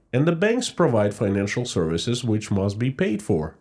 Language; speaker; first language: English; non-native, fluent; Russian